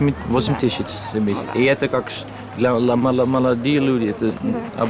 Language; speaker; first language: Russian; non-native, learner; Dutch